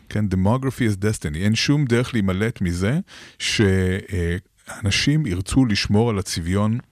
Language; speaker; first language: Hebrew; native; Hebrew